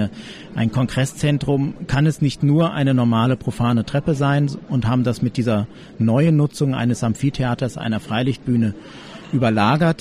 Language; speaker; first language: German; native; German